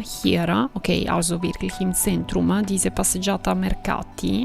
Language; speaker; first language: German; non-native, fluent; Italian